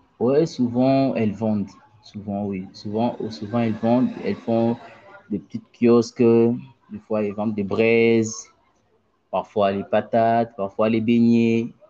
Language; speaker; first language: French; non-native, local second language; Luba-Lulua